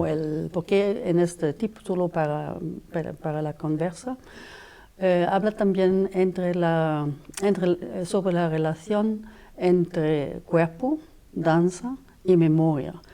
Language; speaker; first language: Spanish; non-native, fluent; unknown